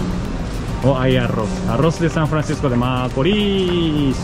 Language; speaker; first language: Spanish; non-native, learner; Japanese